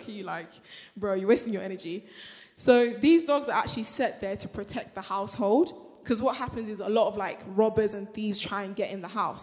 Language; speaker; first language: English; native; English